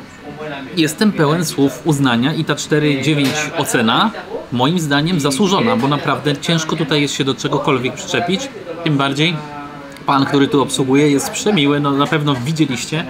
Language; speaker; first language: Polish; native; Polish